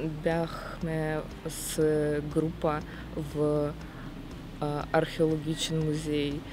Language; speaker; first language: Bulgarian; non-native, learner; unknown